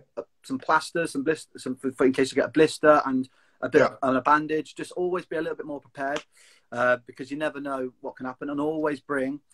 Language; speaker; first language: English; native; English